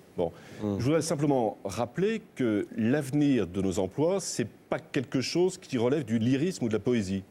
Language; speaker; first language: French; native; French